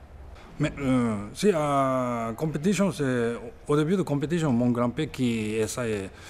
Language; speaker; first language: French; non-native, learner; Japanese